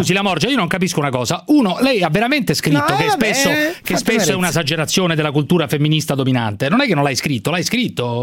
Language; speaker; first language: Italian; native; Italian